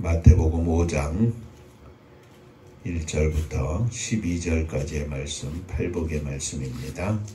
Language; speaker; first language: Korean; native; Korean